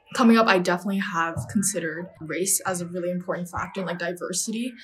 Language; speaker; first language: English; non-native, fluent; Chinese